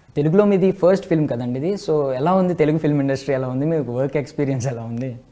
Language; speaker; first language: Telugu; native; Telugu